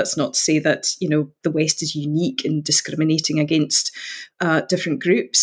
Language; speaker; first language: English; native; English